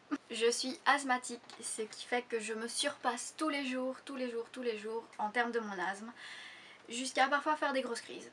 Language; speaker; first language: French; native; French